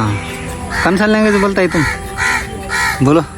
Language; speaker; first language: Hindi; non-native, learner; Nepali